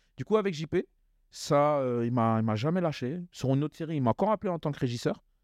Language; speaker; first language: French; native; French